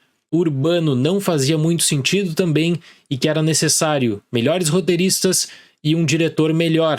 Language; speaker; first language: Portuguese; native; Portuguese